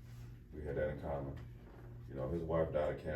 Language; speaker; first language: English; native; English